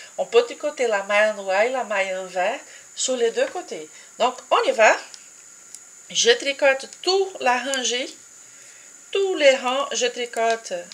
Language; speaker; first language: French; non-native, fluent; Portuguese